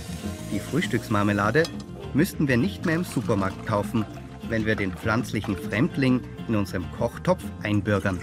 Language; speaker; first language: German; native; German